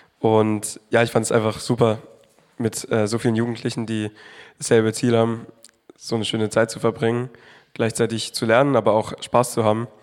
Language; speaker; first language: German; native; German